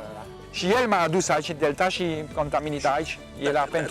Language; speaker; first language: Romanian; non-native, learner; French